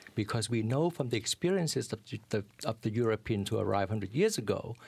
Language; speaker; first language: English; early bilingual, other home language; Vietnamese